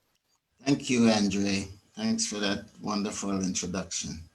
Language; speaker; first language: English; native; English